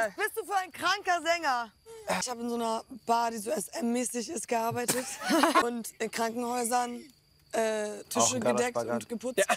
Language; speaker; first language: German; early bilingual, other home language; Polish